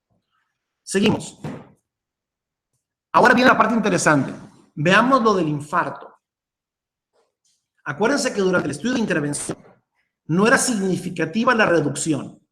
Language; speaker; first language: Spanish; native; Spanish